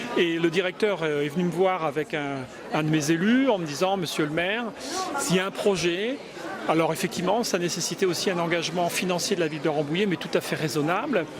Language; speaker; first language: French; native; French